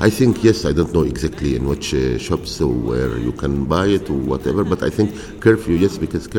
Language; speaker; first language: English; non-native, fluent; Arabic